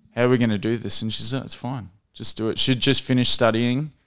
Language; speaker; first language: English; native; English